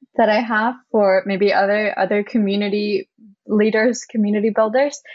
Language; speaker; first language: English; non-native, fluent; German